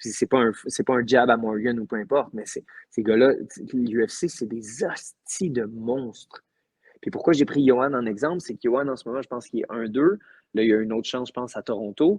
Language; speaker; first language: French; native; French